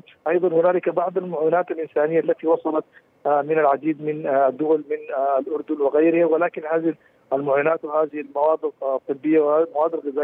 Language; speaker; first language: Arabic; native; Arabic